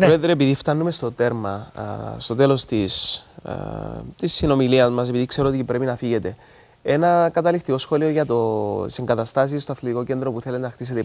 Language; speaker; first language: Greek; native; Greek